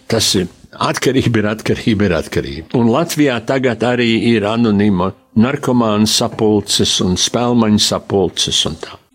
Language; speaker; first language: Latvian; early bilingual, heritage; Latvian